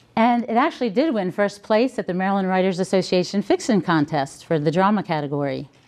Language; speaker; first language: English; native; English